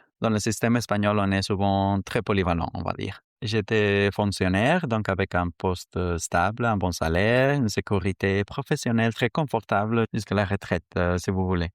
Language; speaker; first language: French; non-native, fluent; Spanish